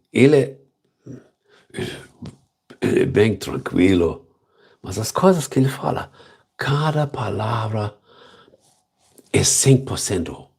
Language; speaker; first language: Portuguese; non-native, learner; German